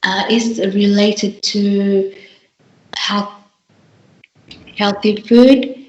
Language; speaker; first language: English; non-native, learner; Vietnamese